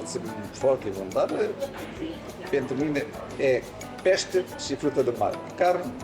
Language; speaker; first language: Romanian; non-native, learner; Portuguese